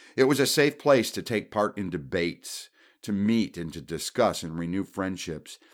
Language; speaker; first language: English; native; English